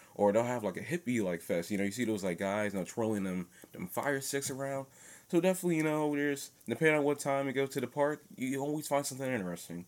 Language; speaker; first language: English; native; English